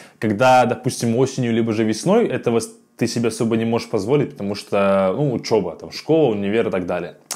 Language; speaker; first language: Russian; native; Russian